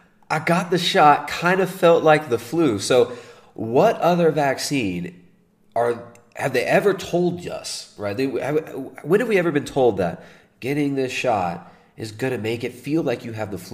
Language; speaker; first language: English; native; English